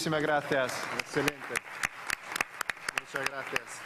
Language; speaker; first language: Spanish; non-native, fluent; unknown